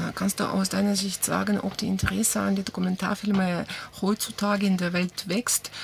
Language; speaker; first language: German; non-native, fluent; Russian